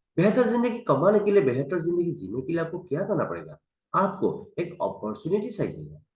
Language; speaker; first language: Hindi; non-native, local second language; Assamese